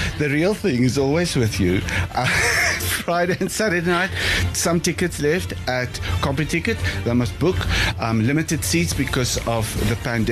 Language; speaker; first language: English; non-native, local second language; Afrikaans